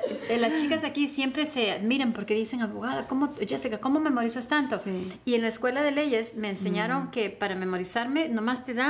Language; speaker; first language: Spanish; native; Spanish